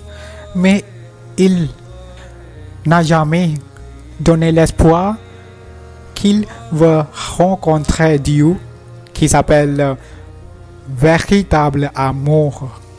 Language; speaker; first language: French; non-native, learner; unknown